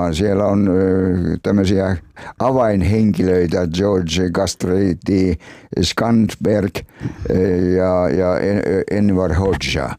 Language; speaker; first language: Finnish; native; Finnish